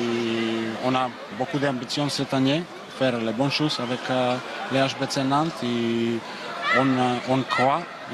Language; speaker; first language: French; non-native, learner; Macedonian